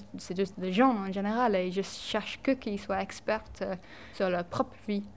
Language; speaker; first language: French; non-native, fluent; English